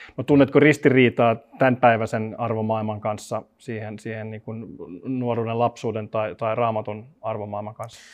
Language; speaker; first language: Finnish; non-native, local second language; Swedish